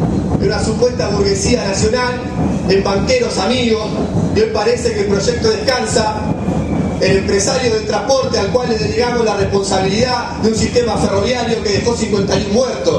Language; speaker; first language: Spanish; native; Spanish